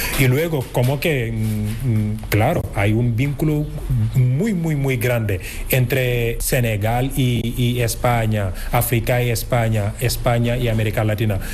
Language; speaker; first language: Spanish; non-native, fluent; Wolof